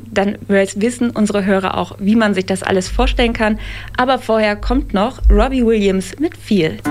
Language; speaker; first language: German; native; German